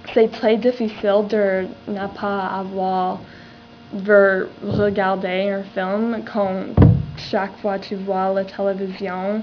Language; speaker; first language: French; non-native, learner; English